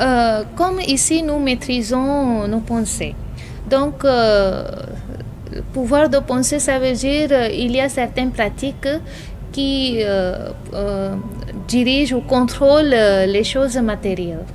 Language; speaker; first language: French; non-native, fluent; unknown